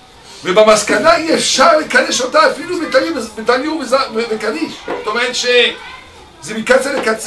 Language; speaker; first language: Hebrew; non-native, fluent; French